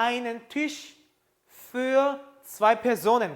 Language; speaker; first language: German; non-native, fluent; Korean